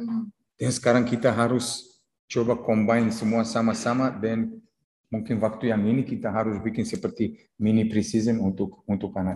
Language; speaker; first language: Indonesian; non-native, fluent; Serbian